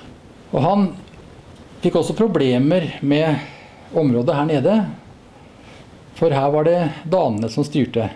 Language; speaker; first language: Norwegian; native; Norwegian